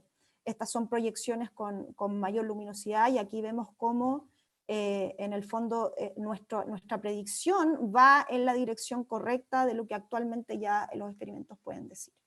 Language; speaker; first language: Spanish; native; Spanish